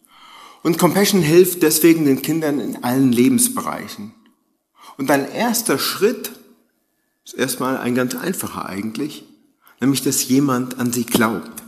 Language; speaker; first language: German; native; German